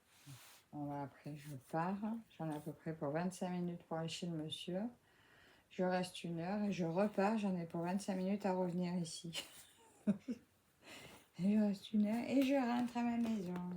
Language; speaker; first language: French; native; French